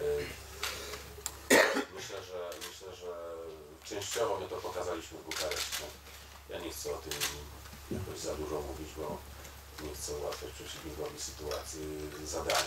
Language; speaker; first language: Polish; native; Polish